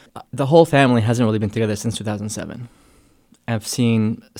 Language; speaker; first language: English; early bilingual, other home language; Arabic